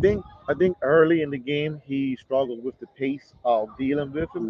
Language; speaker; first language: English; native; English